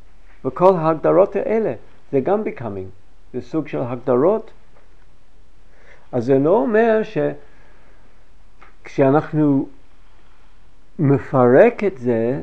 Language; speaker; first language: Hebrew; non-native, fluent; English